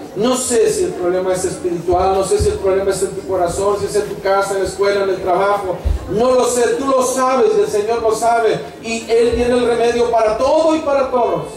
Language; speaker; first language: Spanish; native; Spanish